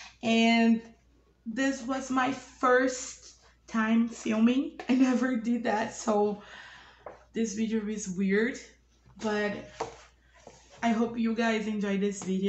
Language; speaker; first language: English; non-native, learner; Portuguese